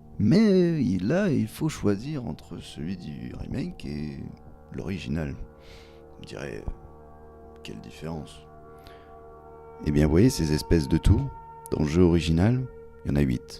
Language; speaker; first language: French; native; French